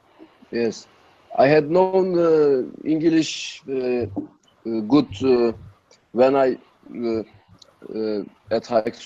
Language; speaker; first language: English; non-native, learner; Turkish